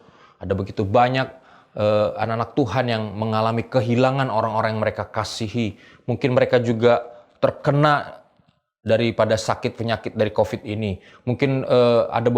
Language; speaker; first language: Indonesian; native; Indonesian